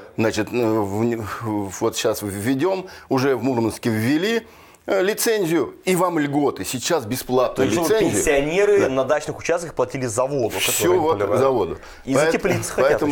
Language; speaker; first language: Russian; native; Russian